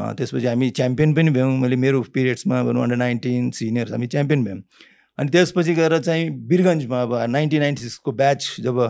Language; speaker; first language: Nepali; early bilingual, heritage; Nepali